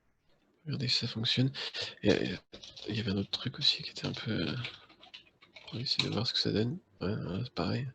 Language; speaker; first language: French; native; French